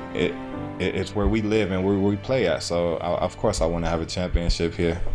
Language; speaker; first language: English; native; English